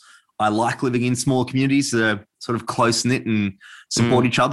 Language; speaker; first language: English; native; English